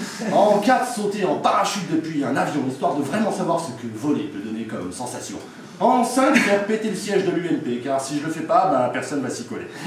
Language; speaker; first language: French; native; French